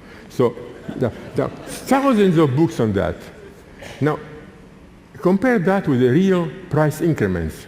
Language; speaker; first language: English; non-native, fluent; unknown